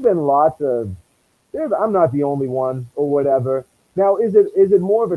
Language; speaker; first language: English; native; English